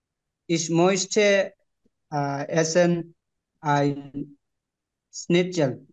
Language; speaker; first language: German; non-native, learner; Bangla